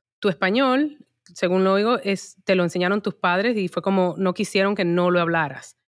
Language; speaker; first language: Spanish; native; Spanish